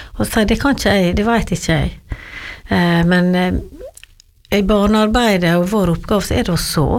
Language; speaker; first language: Norwegian; native; Norwegian